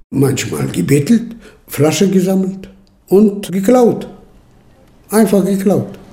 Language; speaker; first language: German; early bilingual, heritage; German